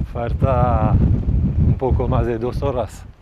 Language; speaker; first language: Spanish; non-native, learner; French